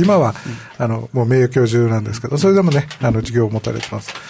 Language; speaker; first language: Japanese; native; Japanese